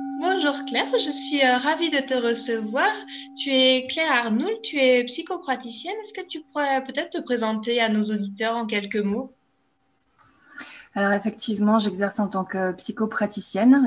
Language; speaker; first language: French; native; French